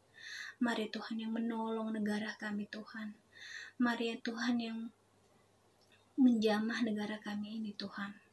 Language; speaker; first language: Indonesian; native; Indonesian